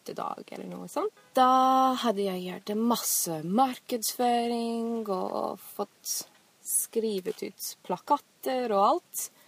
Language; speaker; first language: Norwegian; non-native, fluent; English